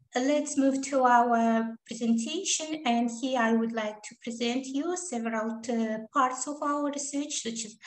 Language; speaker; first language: English; non-native, learner; Kazakh